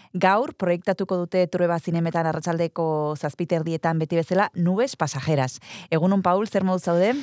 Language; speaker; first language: Basque; native; Basque